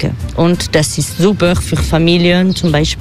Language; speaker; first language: German; non-native, fluent; French